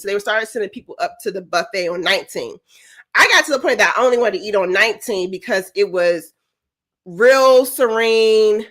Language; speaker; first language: English; native; English